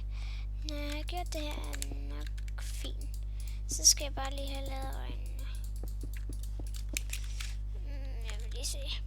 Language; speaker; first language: Danish; native; Danish